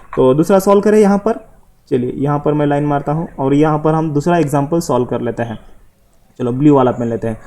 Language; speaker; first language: Hindi; non-native, local second language; Marathi